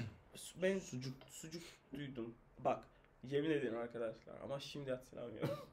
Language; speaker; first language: Turkish; non-native, fluent; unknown